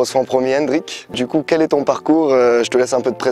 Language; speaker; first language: French; native; French